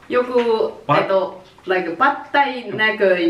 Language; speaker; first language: Finnish; non-native, learner; Japanese